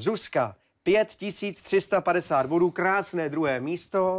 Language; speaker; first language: Czech; native; Czech